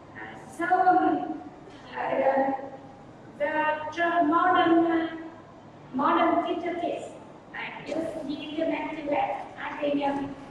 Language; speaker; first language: English; non-native, learner; Vietnamese